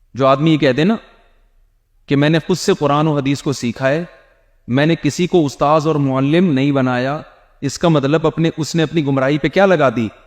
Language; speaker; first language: Urdu; native; Urdu